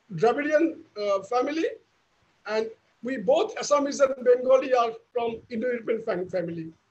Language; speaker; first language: English; non-native, local second language; Bangla